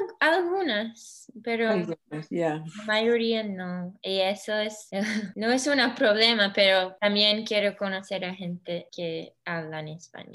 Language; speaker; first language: Spanish; early bilingual, heritage; English